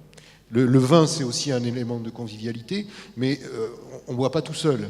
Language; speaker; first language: French; native; French